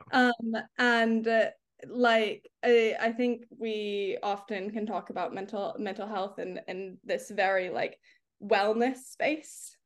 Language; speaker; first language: English; native; English